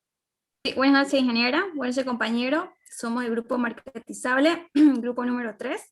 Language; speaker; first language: Spanish; native; Spanish